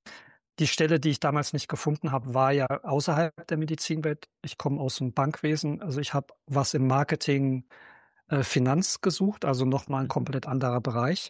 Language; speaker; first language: German; native; German